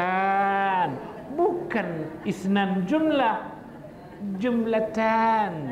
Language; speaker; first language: Arabic; non-native, fluent; Malay